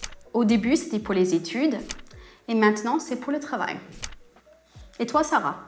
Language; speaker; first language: French; non-native, fluent; English